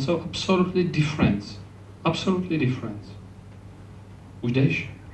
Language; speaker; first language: English; non-native, fluent; Czech